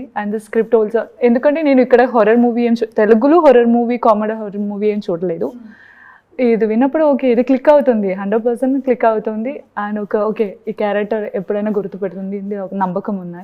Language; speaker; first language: Telugu; non-native, learner; Malayalam